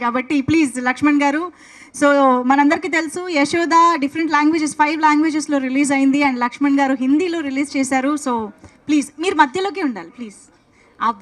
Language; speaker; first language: Telugu; native; Telugu